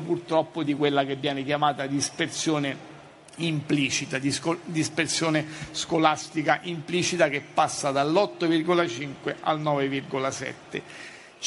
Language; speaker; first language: Italian; native; Italian